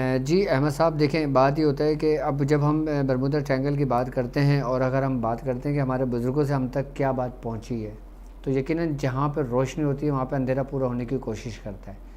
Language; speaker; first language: Urdu; native; Urdu